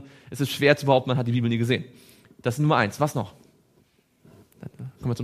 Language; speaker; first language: German; native; German